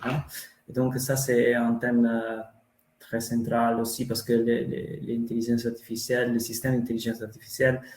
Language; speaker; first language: French; non-native, fluent; Italian